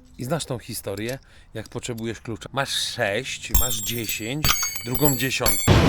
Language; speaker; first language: Polish; native; Polish